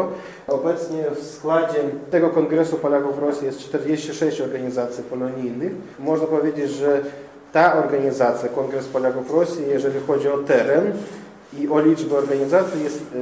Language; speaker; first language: Polish; non-native, fluent; Russian